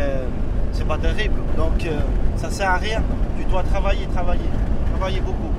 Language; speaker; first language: French; non-native, fluent; Chinese